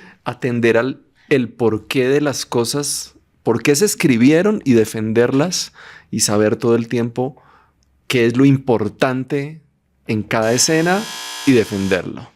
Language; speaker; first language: Spanish; native; Spanish